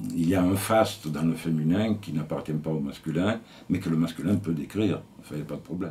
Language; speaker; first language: French; native; French